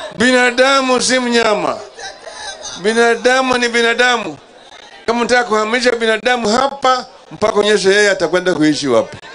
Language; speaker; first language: Swahili; non-native, local second language; Luo (Kenya and Tanzania)